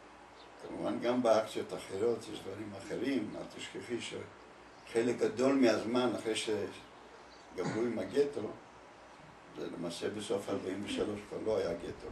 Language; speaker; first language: Hebrew; early bilingual, other home language; Polish